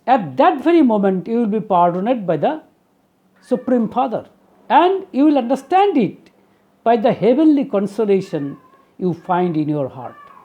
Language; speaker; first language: English; non-native, local second language; Bangla